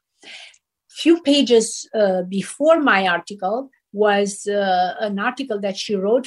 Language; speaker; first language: English; non-native, fluent; Romanian